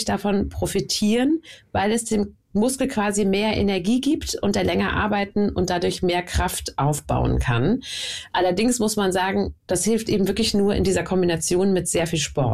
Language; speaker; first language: German; native; German